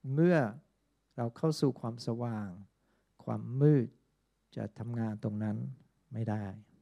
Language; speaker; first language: Thai; non-native, fluent; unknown